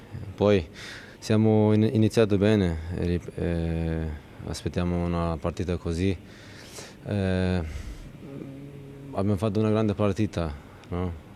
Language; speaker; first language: Italian; non-native, learner; Turkish